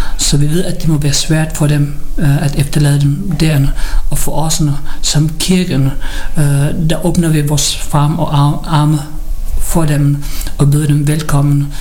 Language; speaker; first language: Danish; early bilingual, other home language; Filipino